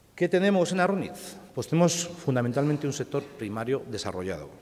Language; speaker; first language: Spanish; native; Spanish